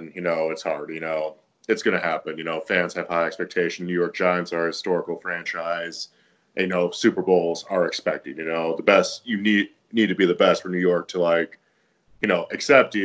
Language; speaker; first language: English; native; English